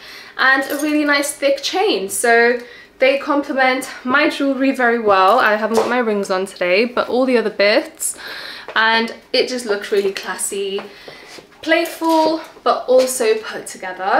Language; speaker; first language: English; native; English